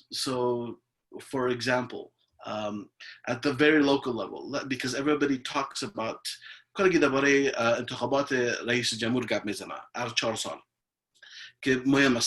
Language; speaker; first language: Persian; early bilingual, heritage; Persian